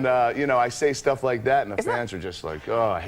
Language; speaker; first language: English; native; English